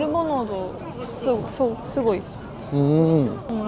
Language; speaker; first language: Korean; non-native, learner; Japanese